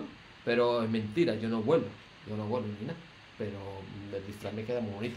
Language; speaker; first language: Spanish; native; Spanish